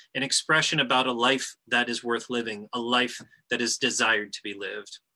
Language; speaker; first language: English; native; English